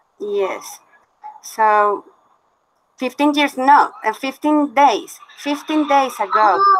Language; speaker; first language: English; non-native, learner; Spanish